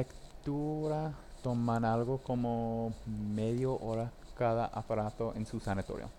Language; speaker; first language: Spanish; non-native, learner; English